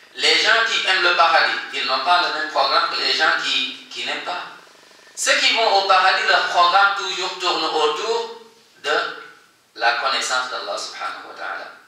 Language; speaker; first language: French; non-native, local second language; Wolof